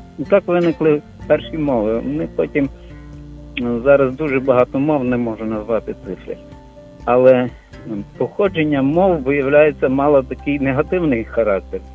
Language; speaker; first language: Ukrainian; native; Ukrainian